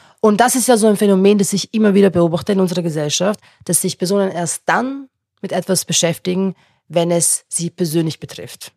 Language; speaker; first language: German; non-native, local second language; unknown